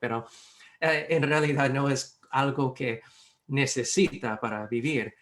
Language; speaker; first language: Spanish; non-native, fluent; English